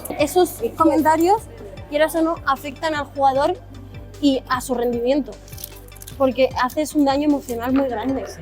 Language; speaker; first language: Spanish; early bilingual, other home language; Arabic